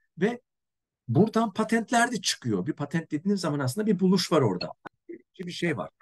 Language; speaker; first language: Turkish; native; Turkish